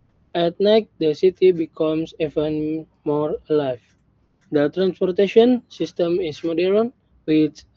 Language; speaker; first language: English; non-native, learner; Indonesian